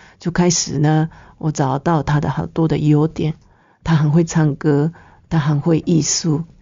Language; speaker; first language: Chinese; non-native, fluent; Japanese